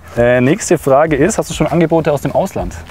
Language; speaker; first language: German; native; German